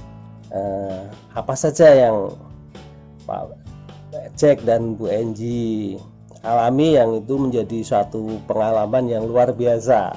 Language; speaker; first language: Indonesian; native; Indonesian